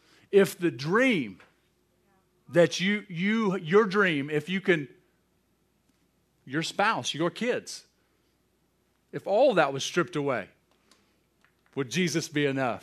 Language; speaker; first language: English; native; English